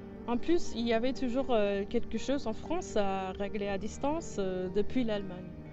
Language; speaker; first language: French; non-native, fluent; English